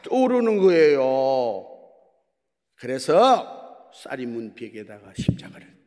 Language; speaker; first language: Korean; native; Korean